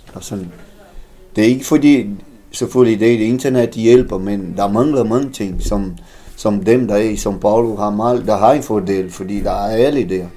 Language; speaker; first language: Danish; non-native, fluent; Portuguese